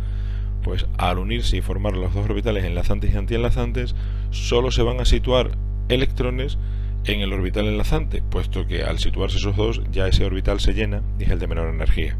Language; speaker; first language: Spanish; native; Spanish